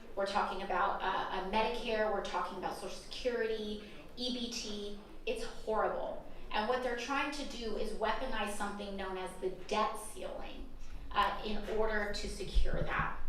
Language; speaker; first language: English; native; English